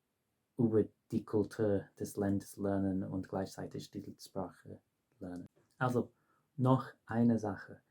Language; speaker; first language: German; non-native, fluent; English